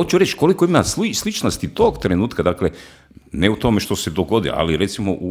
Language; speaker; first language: Croatian; native; Croatian